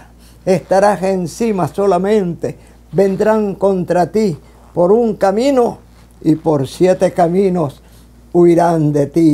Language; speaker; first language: Spanish; native; Spanish